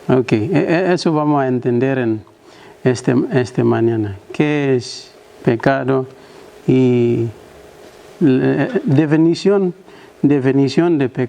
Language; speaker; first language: Spanish; non-native, learner; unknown